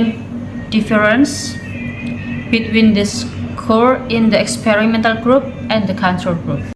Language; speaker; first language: English; non-native, learner; Indonesian